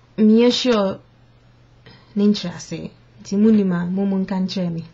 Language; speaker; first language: English; non-native, local second language; Akan